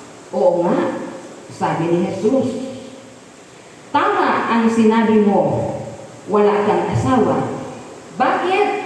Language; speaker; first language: Filipino; native; Filipino